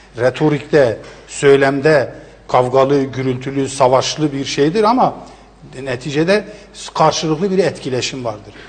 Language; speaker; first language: Turkish; native; Turkish